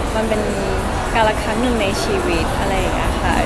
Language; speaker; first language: Thai; non-native, fluent; Cantonese